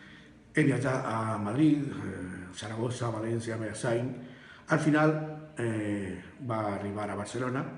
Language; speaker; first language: Catalan; non-native, learner; Spanish